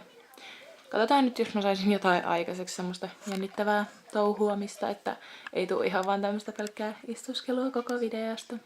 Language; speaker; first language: Finnish; native; Finnish